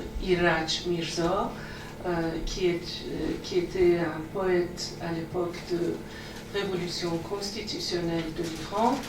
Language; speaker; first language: French; non-native, fluent; Persian